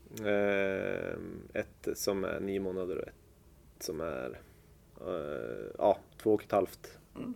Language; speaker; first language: Swedish; native; Swedish